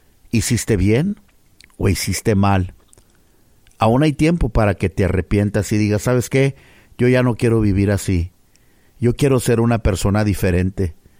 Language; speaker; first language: Spanish; early bilingual, heritage; Spanish